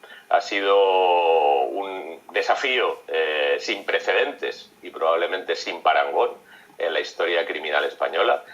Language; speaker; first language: Spanish; native; Spanish